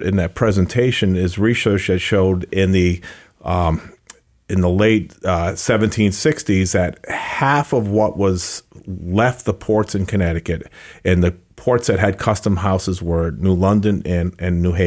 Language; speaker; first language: English; native; English